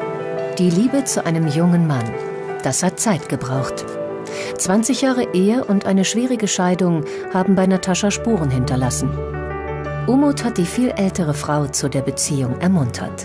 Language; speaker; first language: German; native; German